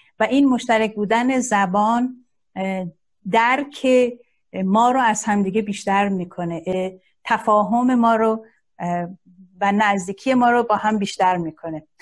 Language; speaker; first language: Persian; non-native, local second language; Azerbaijani